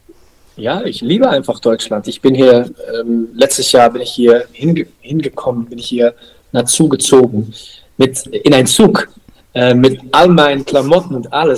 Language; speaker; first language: German; non-native, learner; Dutch